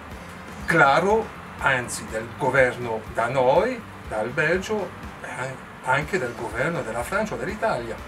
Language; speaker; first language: Italian; non-native, learner; French